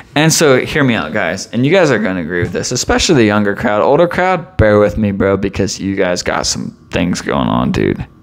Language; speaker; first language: English; native; English